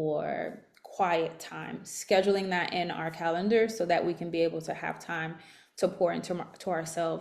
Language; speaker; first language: English; native; English